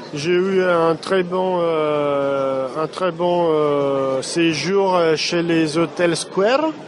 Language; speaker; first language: French; non-native, fluent; Italian